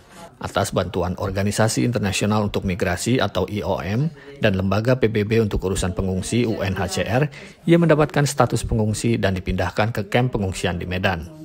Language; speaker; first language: Indonesian; native; Indonesian